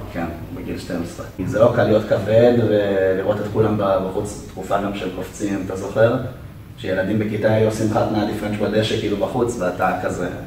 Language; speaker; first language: Hebrew; native; Hebrew